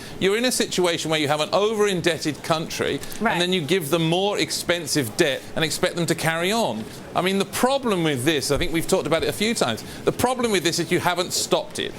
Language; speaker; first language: English; native; English